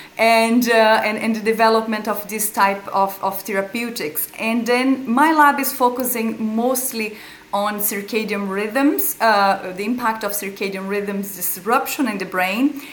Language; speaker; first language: English; non-native, fluent; Portuguese